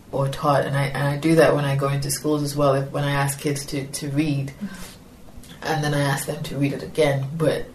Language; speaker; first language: English; non-native, local second language; Yoruba